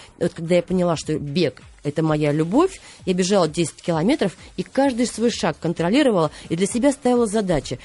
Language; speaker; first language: Russian; native; Russian